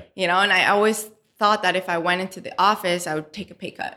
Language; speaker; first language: English; native; English